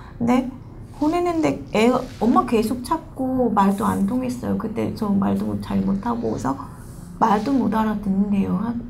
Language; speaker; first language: Korean; non-native, fluent; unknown